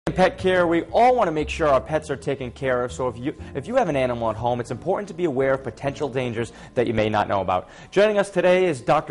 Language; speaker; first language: English; native; English